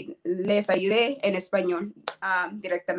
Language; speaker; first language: Spanish; non-native, learner; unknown